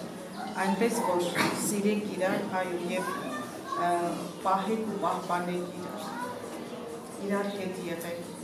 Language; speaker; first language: Armenian; native; Armenian